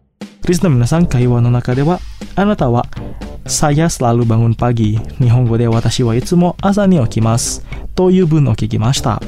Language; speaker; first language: Japanese; non-native, fluent; Indonesian